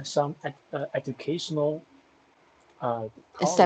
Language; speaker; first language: English; non-native, fluent; Chinese